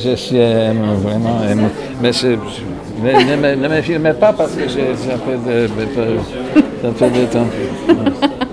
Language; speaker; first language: French; non-native, fluent; Polish